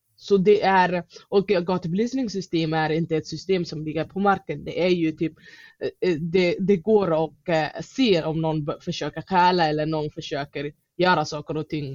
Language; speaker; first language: Swedish; non-native, fluent; Somali